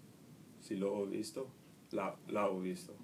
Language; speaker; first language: Italian; non-native, learner; English